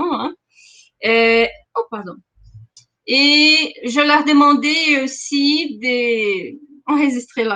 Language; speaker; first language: French; non-native, fluent; Portuguese